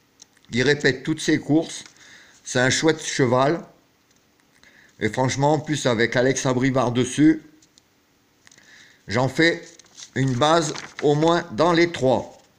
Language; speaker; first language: French; native; French